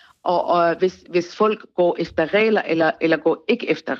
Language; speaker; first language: Danish; non-native, fluent; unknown